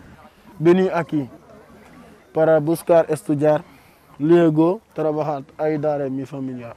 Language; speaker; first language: Spanish; non-native, learner; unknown